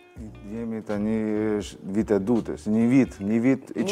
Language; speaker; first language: Albanian; non-native, learner; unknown